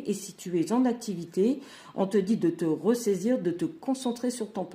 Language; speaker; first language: French; native; French